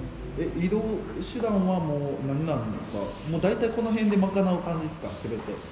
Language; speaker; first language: Japanese; native; Japanese